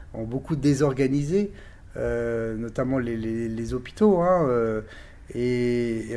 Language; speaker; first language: French; native; French